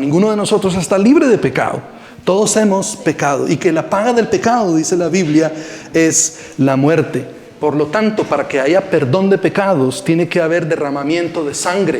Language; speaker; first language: Spanish; native; Spanish